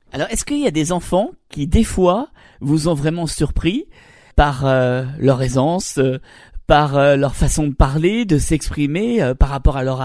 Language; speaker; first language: French; native; French